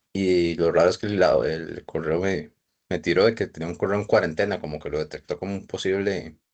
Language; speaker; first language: Spanish; native; Spanish